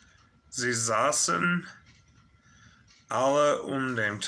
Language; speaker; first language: German; non-native, fluent; English